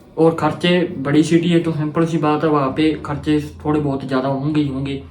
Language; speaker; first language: Hindi; non-native, local second language; Punjabi